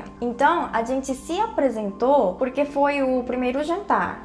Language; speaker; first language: Portuguese; non-native, fluent; Korean